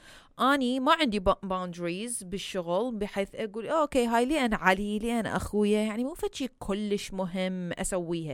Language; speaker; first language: Arabic; early bilingual, heritage; Arabic